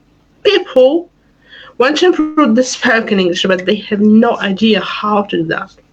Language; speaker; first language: English; non-native, fluent; Russian